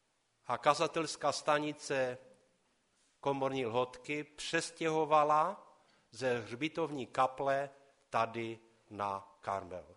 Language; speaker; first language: Czech; non-native, local second language; Polish